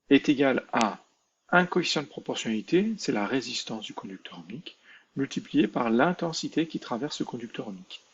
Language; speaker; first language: French; native; French